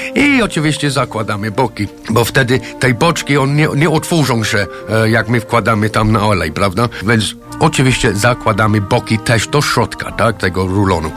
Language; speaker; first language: Polish; non-native, fluent; English